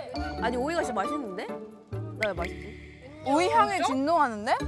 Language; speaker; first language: Korean; native; Korean